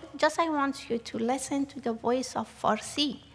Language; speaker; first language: English; non-native, learner; Persian